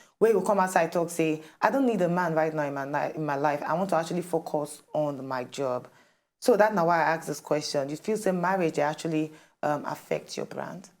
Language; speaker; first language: Nigerian Pidgin; native; Nigerian Pidgin